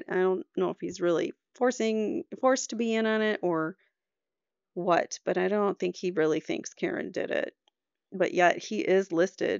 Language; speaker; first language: English; native; English